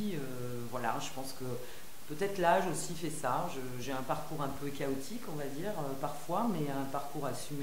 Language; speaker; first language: French; native; French